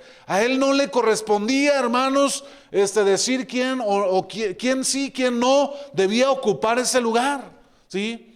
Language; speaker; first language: Spanish; native; Spanish